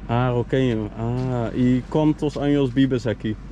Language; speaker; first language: Spanish; non-native, learner; Dutch